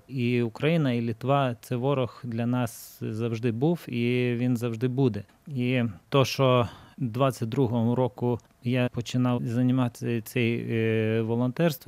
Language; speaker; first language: Ukrainian; non-native, fluent; Lithuanian